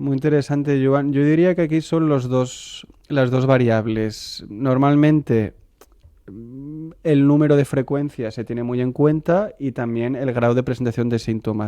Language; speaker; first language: Spanish; non-native, local second language; Catalan